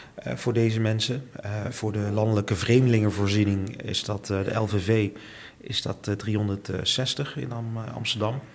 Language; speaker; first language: Dutch; early bilingual, other home language; Lingala